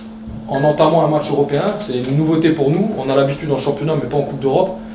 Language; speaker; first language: French; native; French